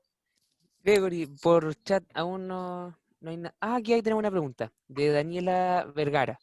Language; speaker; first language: Spanish; native; Spanish